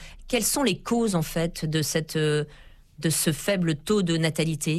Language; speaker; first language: French; native; French